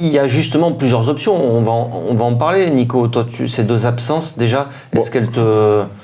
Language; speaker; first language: French; native; French